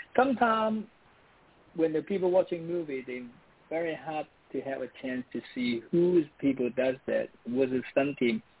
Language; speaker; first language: English; non-native, local second language; Cantonese